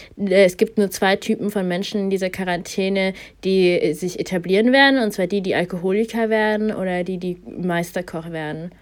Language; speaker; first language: German; early bilingual, other home language; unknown